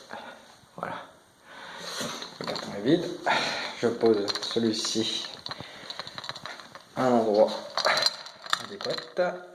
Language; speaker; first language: French; native; French